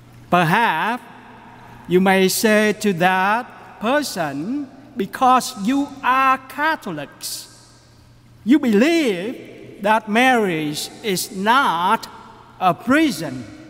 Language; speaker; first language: English; non-native, fluent; Vietnamese